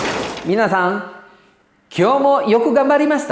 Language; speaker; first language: Japanese; non-native, fluent; Indonesian